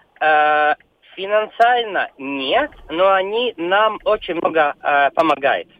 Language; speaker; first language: Russian; non-native, local second language; Latvian